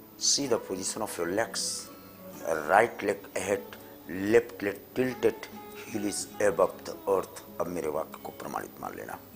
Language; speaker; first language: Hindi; native; Hindi